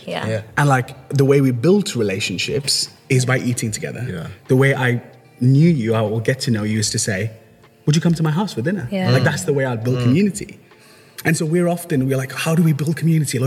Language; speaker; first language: English; native; English